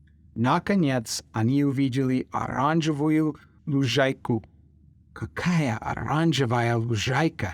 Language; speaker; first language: Russian; non-native, fluent; English